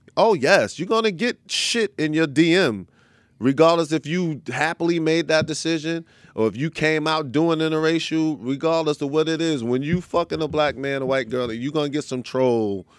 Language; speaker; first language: English; native; English